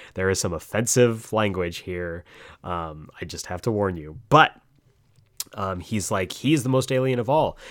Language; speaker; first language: English; native; English